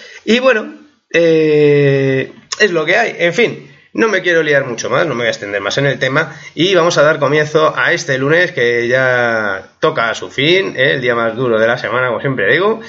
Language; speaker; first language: Spanish; native; Spanish